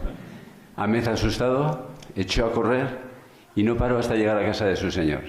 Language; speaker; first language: Spanish; native; Spanish